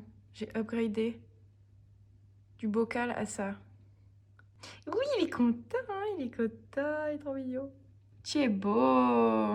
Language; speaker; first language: French; native; French